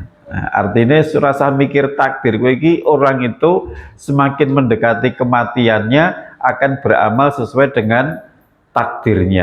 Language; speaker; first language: Indonesian; non-native, local second language; Javanese